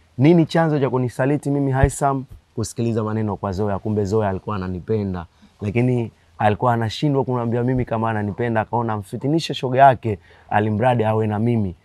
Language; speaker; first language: Swahili; native; Swahili